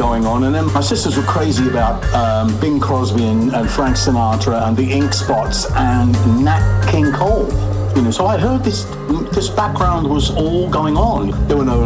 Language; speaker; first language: English; native; English